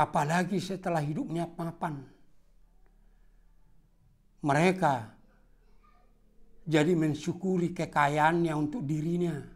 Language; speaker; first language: Indonesian; non-native, local second language; Batak Toba